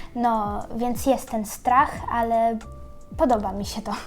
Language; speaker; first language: Polish; early bilingual, other home language; Ukrainian